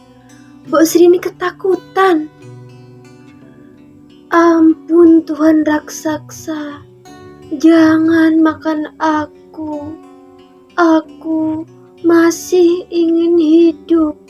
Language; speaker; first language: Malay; non-native, local second language; Javanese